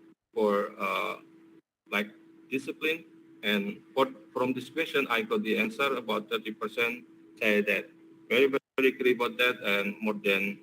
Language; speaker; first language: English; non-native, learner; Indonesian